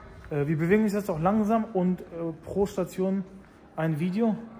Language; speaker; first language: German; native; German